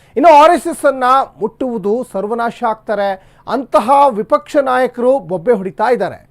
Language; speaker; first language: Kannada; native; Kannada